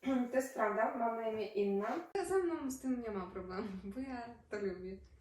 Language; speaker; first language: Polish; non-native, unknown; Ukrainian